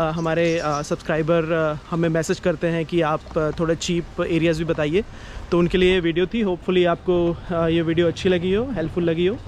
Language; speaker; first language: Hindi; native; Hindi